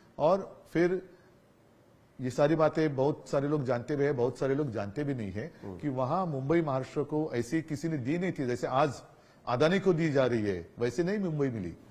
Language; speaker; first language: Hindi; non-native, local second language; Marathi